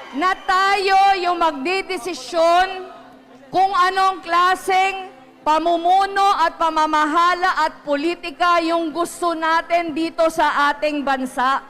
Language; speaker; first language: Filipino; native; Filipino